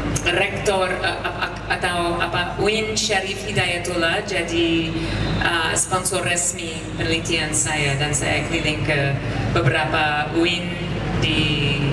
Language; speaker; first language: Indonesian; non-native, fluent; English